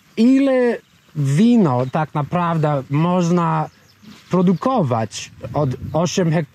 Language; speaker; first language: Polish; non-native, learner; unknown